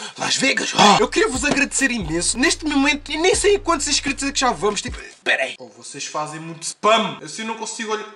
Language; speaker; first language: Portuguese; native; Portuguese